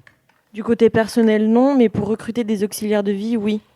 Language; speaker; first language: French; native; French